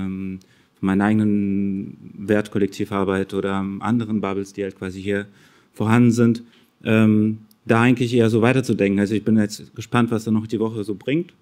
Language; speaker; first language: German; native; German